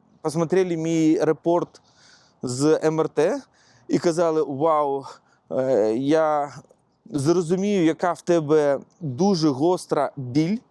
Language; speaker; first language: Ukrainian; non-native, local second language; Russian